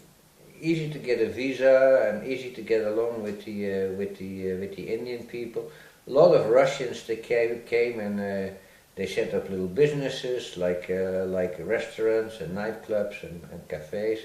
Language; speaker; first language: English; non-native, fluent; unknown